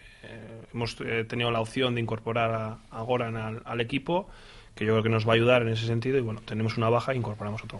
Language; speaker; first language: Spanish; native; Spanish